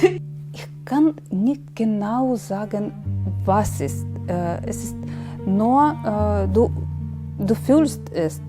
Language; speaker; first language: German; non-native, learner; Ukrainian